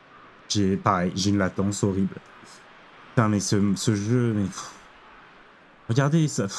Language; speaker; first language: French; native; French